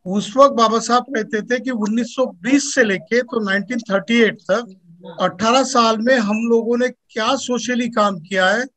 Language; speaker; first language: Hindi; non-native, local second language; Marathi